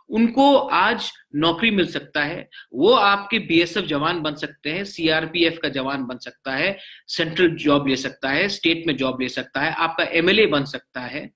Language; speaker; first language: Hindi; non-native, local second language; Bangla